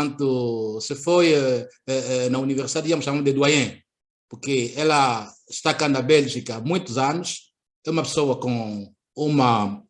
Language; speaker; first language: Portuguese; native; Portuguese